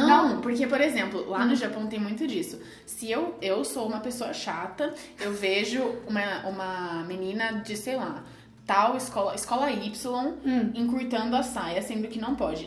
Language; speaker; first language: Portuguese; early bilingual, heritage; Portuguese